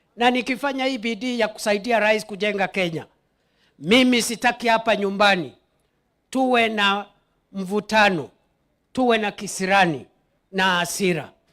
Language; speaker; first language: Swahili; non-native, local second language; Meru